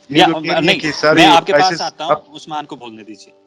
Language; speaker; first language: Hindi; native; Hindi